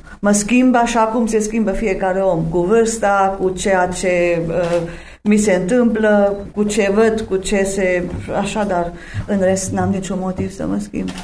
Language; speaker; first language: Romanian; non-native, local second language; German